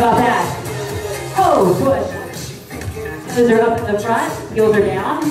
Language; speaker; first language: English; native; English